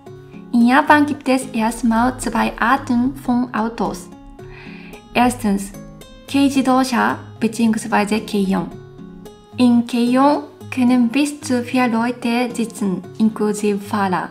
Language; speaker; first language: German; non-native, fluent; Japanese